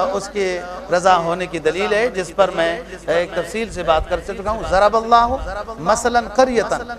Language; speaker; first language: Urdu; non-native, local second language; Punjabi